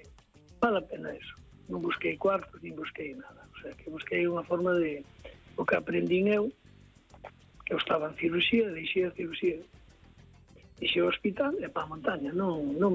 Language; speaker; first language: Galician; native; Galician